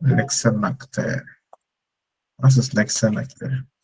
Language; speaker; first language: German; non-native, fluent; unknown